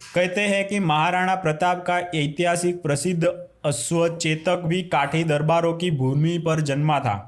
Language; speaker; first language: Hindi; non-native, local second language; Gujarati